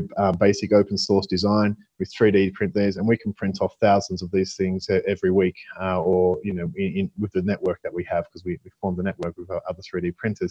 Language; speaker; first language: English; native; English